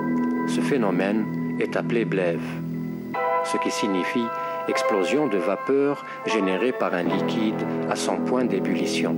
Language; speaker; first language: French; non-native, local second language; Arabic